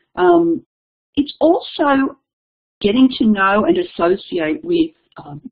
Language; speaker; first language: English; native; English